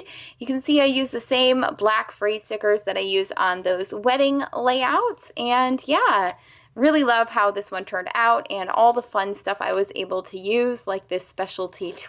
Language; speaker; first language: English; native; English